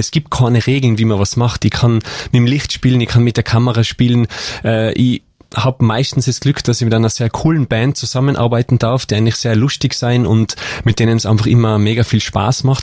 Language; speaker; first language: German; native; German